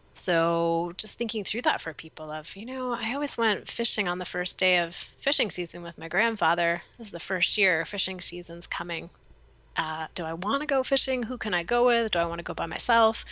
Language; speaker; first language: English; native; English